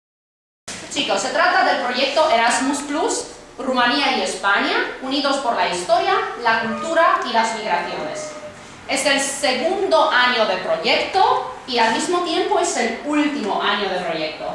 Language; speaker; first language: Spanish; non-native, fluent; Romanian